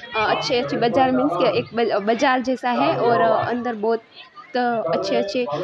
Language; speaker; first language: Hindi; non-native, local second language; Gujarati